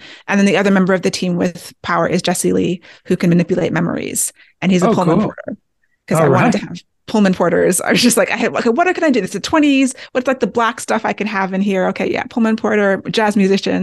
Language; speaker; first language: English; native; English